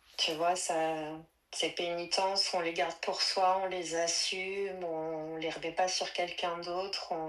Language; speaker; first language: French; native; French